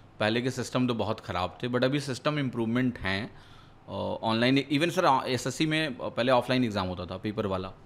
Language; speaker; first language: Hindi; native; Hindi